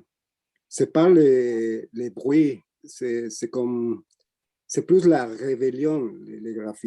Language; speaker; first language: French; non-native, learner; Spanish